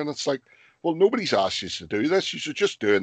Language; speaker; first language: English; native; English